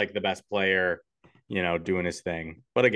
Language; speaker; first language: English; native; English